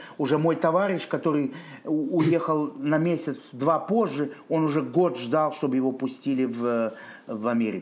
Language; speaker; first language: Russian; native; Russian